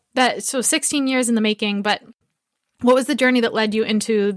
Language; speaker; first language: English; native; English